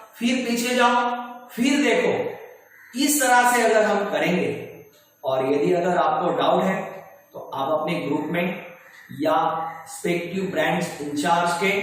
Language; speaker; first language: Hindi; non-native, local second language; Marathi